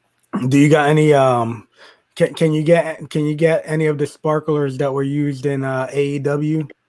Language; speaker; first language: English; native; English